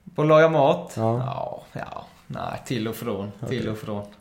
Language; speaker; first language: Swedish; early bilingual, other home language; Spanish